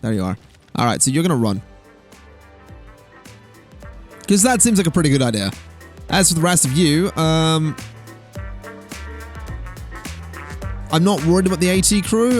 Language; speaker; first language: English; native; English